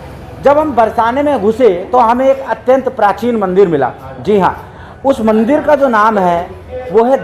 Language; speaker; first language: Hindi; native; Hindi